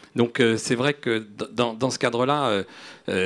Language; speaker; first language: French; native; French